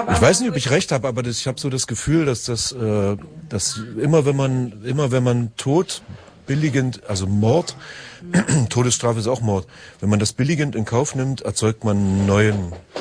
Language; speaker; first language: German; native; German